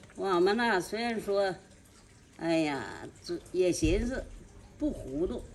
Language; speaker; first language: Chinese; native; Chinese